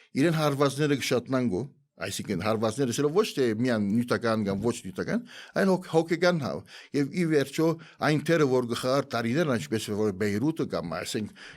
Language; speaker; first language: Armenian; native; Armenian